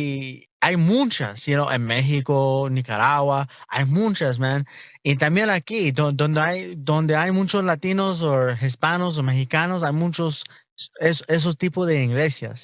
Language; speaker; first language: Spanish; non-native, learner; English